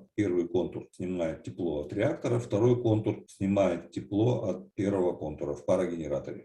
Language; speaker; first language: Russian; native; Russian